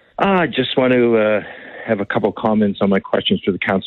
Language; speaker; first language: English; native; English